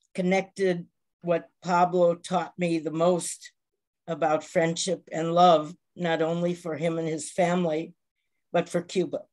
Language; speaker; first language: English; native; English